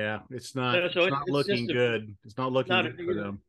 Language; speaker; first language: English; native; English